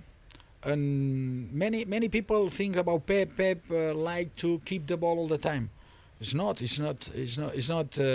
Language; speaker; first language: English; non-native, learner; Spanish